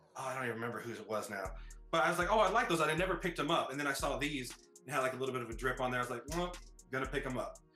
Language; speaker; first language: English; native; English